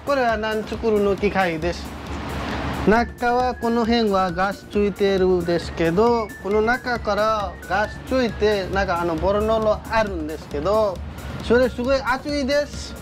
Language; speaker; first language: Japanese; non-native, learner; Nepali